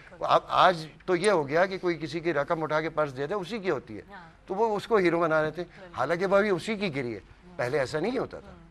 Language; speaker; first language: Urdu; native; Urdu